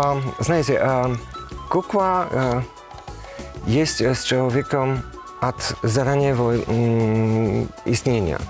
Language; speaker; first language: Russian; non-native, learner; Polish